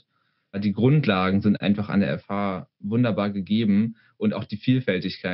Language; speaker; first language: German; native; German